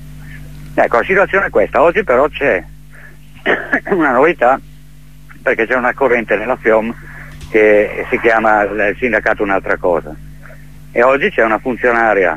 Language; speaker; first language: Italian; native; Italian